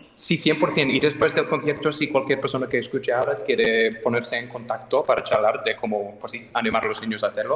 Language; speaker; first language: Spanish; non-native, fluent; English